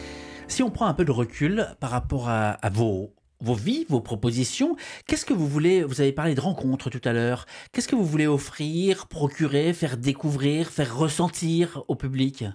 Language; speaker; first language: French; native; French